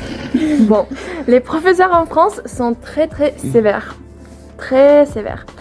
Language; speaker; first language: French; non-native, fluent; Swedish